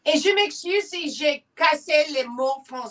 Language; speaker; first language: French; non-native, learner; English